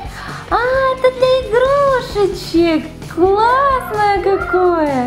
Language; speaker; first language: Russian; native; Russian